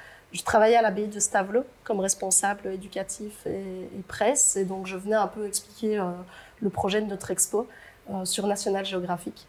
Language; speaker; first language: French; native; French